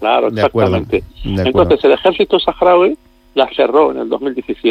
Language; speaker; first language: Spanish; non-native, local second language; Arabic